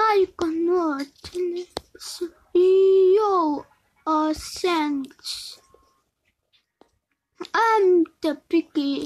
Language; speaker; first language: English; non-native, learner; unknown